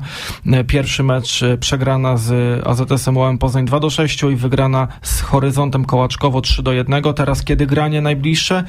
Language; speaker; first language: Polish; native; Polish